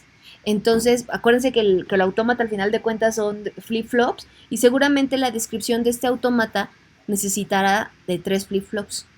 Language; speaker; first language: Spanish; native; Spanish